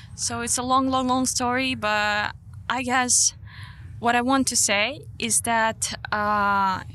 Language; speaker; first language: English; non-native, fluent; Ukrainian